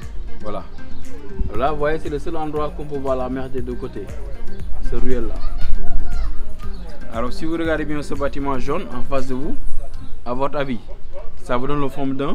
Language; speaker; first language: French; non-native, local second language; Wolof